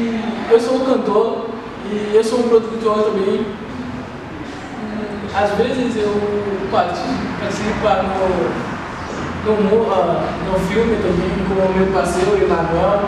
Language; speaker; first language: Portuguese; non-native, learner; Haitian Creole